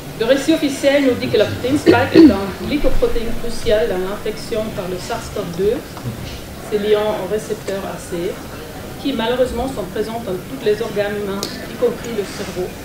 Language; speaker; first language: French; non-native, fluent; German